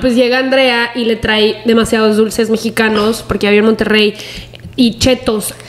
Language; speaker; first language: Spanish; early bilingual, heritage; Spanish